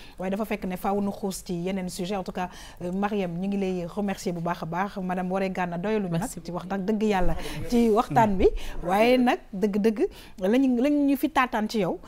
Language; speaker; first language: Wolof; native; Wolof